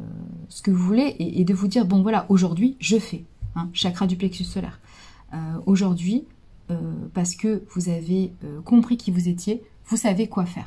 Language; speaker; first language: French; native; French